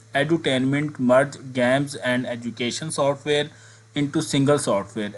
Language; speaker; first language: English; non-native, local second language; Urdu